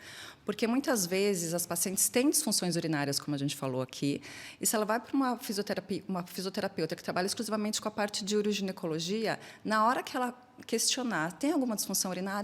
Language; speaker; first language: Portuguese; native; Portuguese